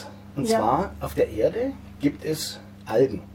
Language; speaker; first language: German; native; German